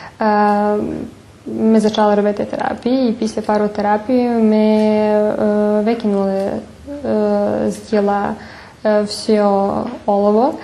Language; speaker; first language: Ukrainian; early bilingual, heritage; Ukrainian